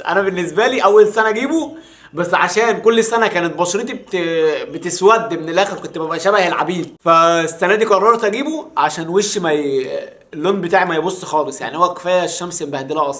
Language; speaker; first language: Arabic; native; Arabic